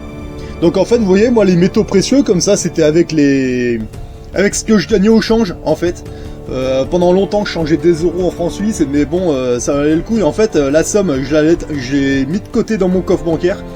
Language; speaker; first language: French; native; French